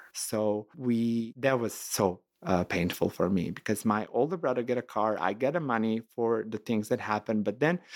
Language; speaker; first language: English; non-native, fluent; Serbian